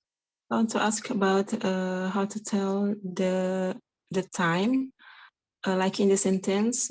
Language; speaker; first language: English; non-native, learner; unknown